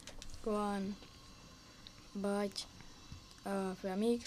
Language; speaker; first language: Catalan; non-native, local second language; Spanish